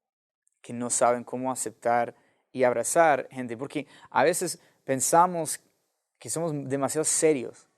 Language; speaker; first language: Spanish; non-native, fluent; English